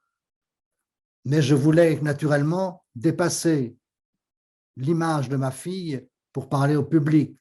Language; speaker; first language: French; native; French